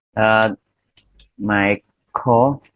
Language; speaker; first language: English; non-native, learner; Vietnamese